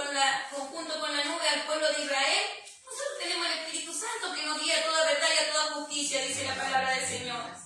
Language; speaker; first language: Spanish; native; Spanish